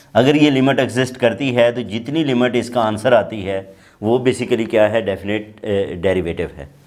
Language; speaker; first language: Urdu; non-native, local second language; Punjabi